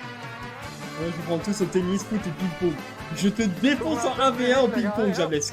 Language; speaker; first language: French; native; French